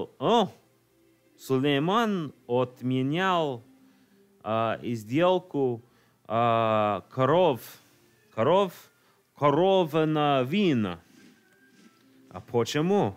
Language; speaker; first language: Russian; non-native, learner; English